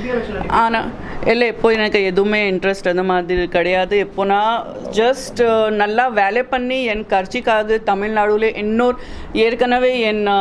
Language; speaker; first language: Tamil; non-native, learner; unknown